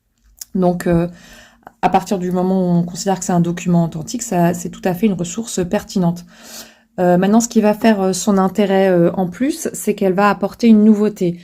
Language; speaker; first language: French; native; French